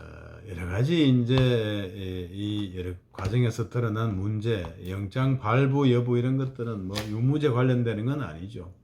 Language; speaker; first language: Korean; native; Korean